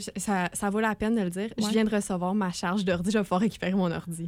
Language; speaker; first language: French; native; French